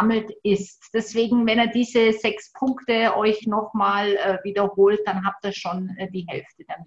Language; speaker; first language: German; native; German